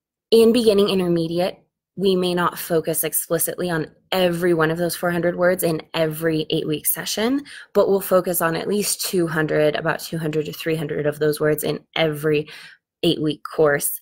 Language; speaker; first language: English; native; English